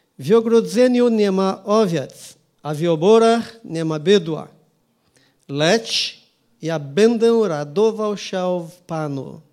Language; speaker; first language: Polish; non-native, learner; Portuguese